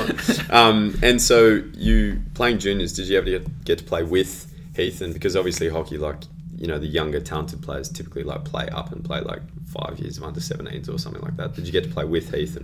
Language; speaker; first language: English; native; English